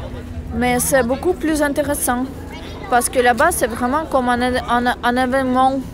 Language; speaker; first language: French; non-native, fluent; Russian